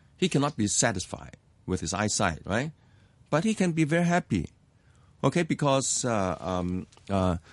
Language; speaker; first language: English; non-native, local second language; Cantonese